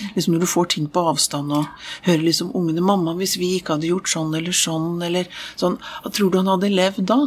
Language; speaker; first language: Norwegian; native; Norwegian